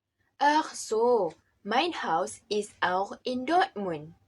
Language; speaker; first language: German; non-native, learner; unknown